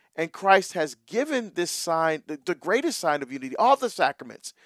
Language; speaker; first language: English; native; English